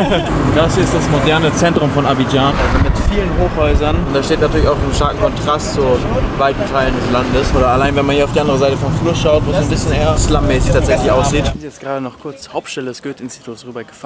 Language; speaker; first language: German; native; German